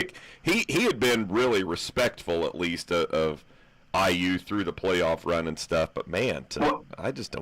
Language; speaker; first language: English; native; English